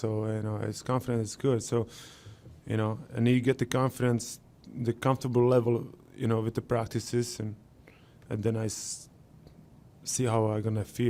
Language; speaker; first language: English; non-native, fluent; Czech